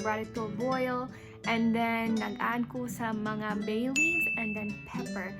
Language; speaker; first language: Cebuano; non-native, local second language; English